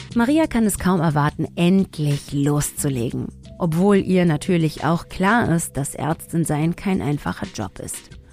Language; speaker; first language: German; early bilingual, other home language; Tigrinya